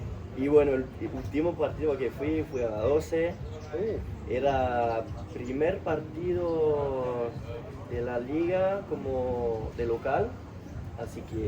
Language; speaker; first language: Spanish; non-native, fluent; French